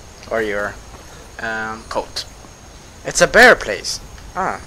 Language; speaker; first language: English; non-native, fluent; Swedish